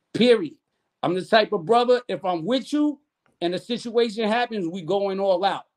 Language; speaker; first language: English; native; English